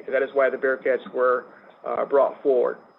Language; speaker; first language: English; native; English